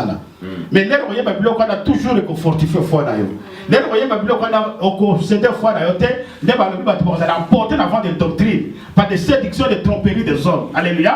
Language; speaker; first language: French; non-native, local second language; Lingala